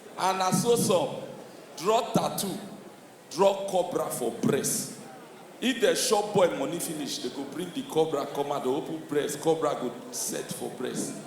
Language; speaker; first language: Nigerian Pidgin; native; Nigerian Pidgin